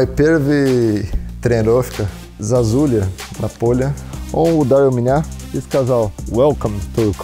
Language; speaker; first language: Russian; non-native, learner; Portuguese